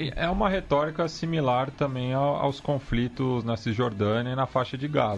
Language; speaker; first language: Portuguese; native; Portuguese